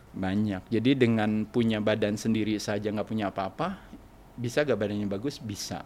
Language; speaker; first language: Indonesian; native; Indonesian